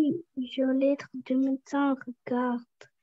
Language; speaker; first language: French; non-native, learner; Russian